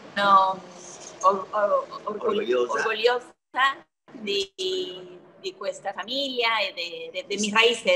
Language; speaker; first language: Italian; early bilingual, heritage; Spanish